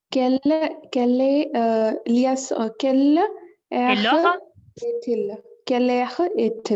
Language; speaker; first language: French; non-native, learner; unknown